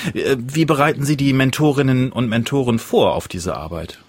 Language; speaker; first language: German; native; German